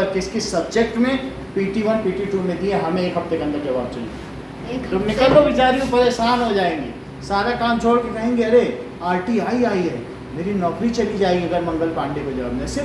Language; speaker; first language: Hindi; native; Hindi